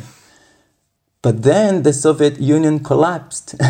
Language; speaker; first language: English; non-native, fluent; Portuguese